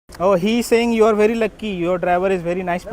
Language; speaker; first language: English; non-native, learner; Hindi